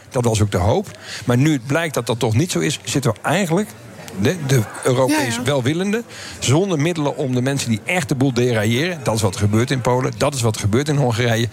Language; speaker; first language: Dutch; native; Dutch